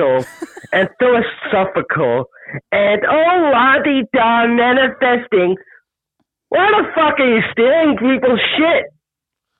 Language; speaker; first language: English; native; English